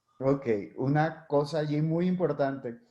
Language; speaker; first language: Portuguese; non-native, fluent; Spanish